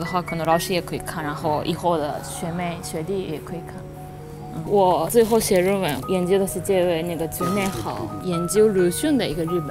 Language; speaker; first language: Chinese; non-native, fluent; Japanese